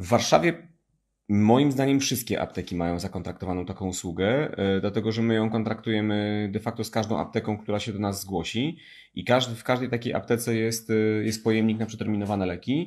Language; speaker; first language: Polish; native; Polish